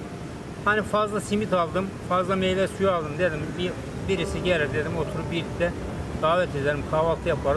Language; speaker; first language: Turkish; native; Turkish